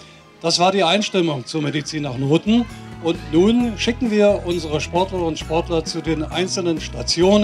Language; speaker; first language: German; native; German